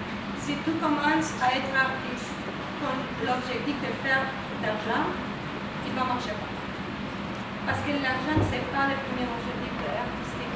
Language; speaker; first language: French; non-native, fluent; Spanish